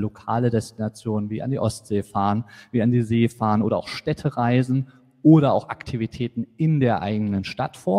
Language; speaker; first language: German; native; German